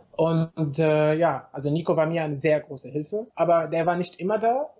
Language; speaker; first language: German; non-native, fluent; Arabic